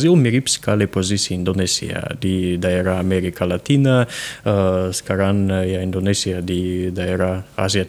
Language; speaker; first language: Indonesian; non-native, fluent; Russian